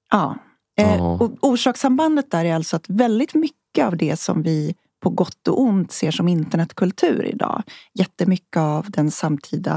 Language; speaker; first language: Swedish; native; Swedish